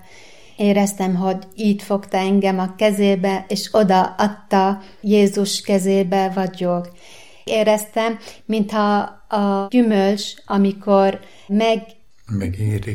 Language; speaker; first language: Hungarian; non-native, learner; Arabic